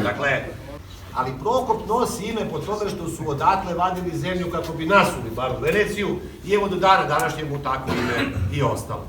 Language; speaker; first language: Bosnian; native; Bosnian